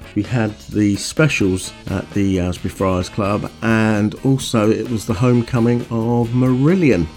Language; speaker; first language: English; native; English